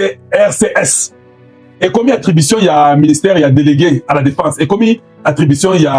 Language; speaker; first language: French; non-native, local second language; Lingala